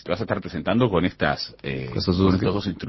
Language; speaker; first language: Spanish; native; Spanish